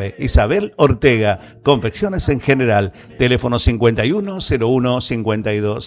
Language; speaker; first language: Spanish; native; Spanish